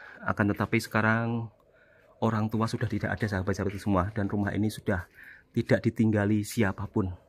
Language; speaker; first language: Indonesian; native; Indonesian